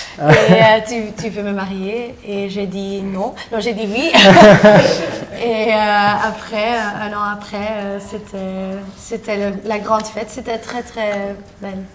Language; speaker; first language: French; non-native, local second language; Dutch